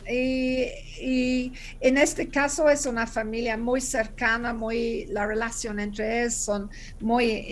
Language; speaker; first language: Spanish; non-native, learner; English